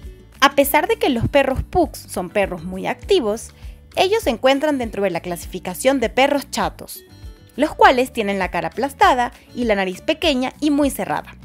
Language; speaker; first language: Spanish; native; Spanish